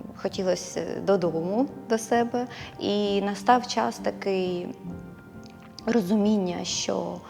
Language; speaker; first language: Ukrainian; native; Ukrainian